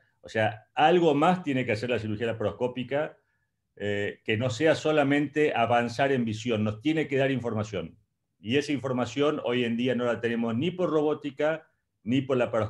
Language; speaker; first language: Spanish; native; Spanish